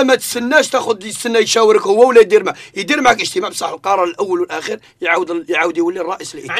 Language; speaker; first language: Arabic; native; Arabic